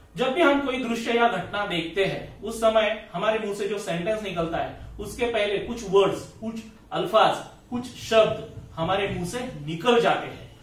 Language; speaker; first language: Hindi; non-native, local second language; Marathi